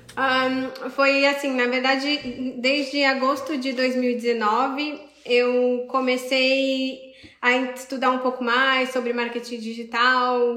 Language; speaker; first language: Portuguese; native; Portuguese